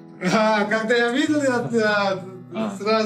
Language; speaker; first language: Russian; non-native, learner; Uzbek